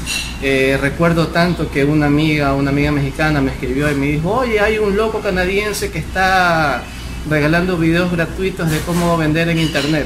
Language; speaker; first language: Spanish; native; Spanish